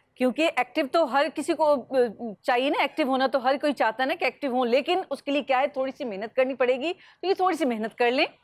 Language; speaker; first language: Urdu; native; Urdu